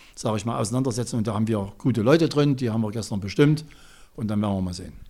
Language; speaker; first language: German; native; German